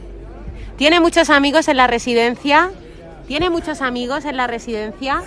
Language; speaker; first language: Spanish; native; Spanish